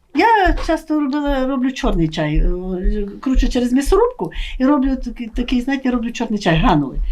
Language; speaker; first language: Ukrainian; native; Ukrainian